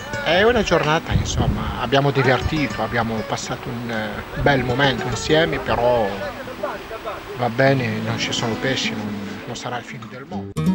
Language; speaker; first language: Italian; non-native, fluent; Arabic